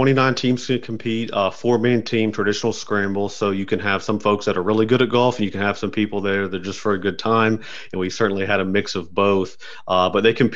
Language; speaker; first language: English; native; English